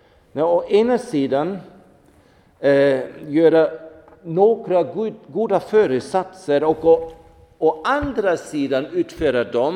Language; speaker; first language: Swedish; non-native, fluent; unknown